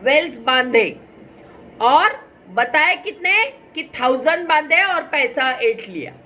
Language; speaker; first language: Hindi; non-native, local second language; Marathi